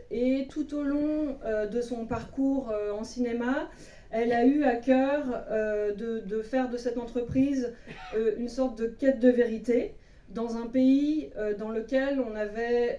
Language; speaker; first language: French; native; French